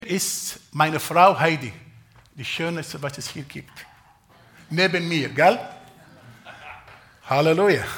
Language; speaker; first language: German; non-native, fluent; Arabic